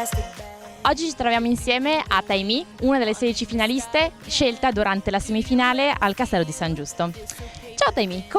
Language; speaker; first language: Italian; native; Italian